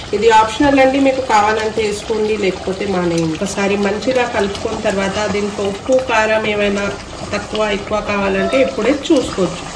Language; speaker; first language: Telugu; non-native, local second language; Urdu